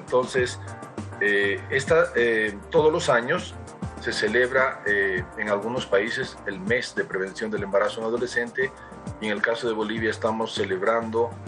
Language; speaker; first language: Spanish; native; Spanish